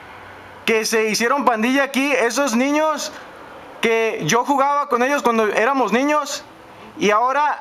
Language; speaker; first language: Spanish; native; Spanish